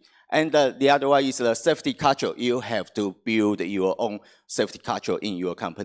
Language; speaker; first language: English; non-native, fluent; Chinese